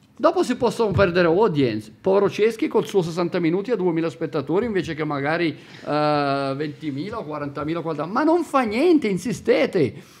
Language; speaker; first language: Italian; native; Italian